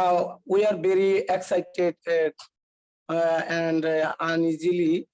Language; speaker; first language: English; non-native, learner; Bangla